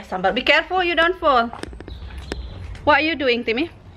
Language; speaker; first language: English; non-native, fluent; Indonesian